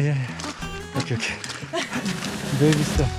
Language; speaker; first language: English; non-native, learner; Korean